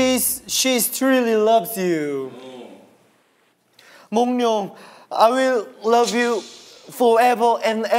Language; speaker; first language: English; non-native, learner; Korean